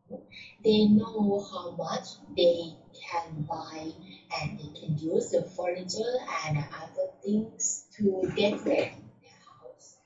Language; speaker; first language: English; non-native, learner; Thai